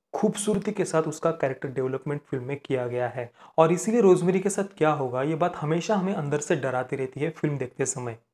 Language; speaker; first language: Hindi; non-native, local second language; Marathi